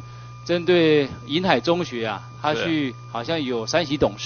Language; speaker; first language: Chinese; native; Chinese